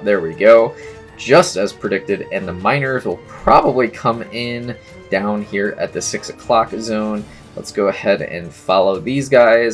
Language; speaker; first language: English; native; English